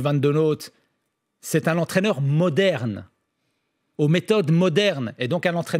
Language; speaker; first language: French; native; French